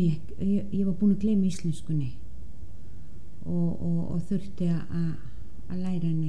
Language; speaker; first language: Icelandic; non-native, fluent; Danish